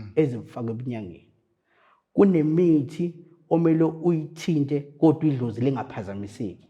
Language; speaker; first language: Zulu; native; Zulu